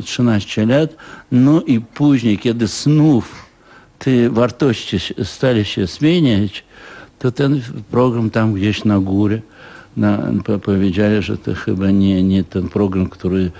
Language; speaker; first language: Polish; non-native, fluent; Russian